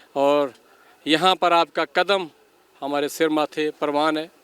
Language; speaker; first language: Hindi; non-native, local second language; Punjabi